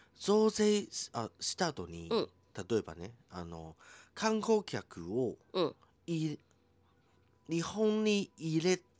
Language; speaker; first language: Japanese; non-native, fluent; Chinese